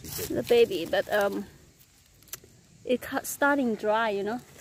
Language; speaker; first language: English; non-native, learner; Northeastern Thai